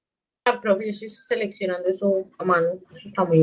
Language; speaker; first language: Spanish; native; Spanish